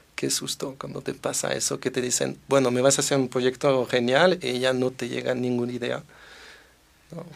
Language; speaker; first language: Spanish; non-native, fluent; French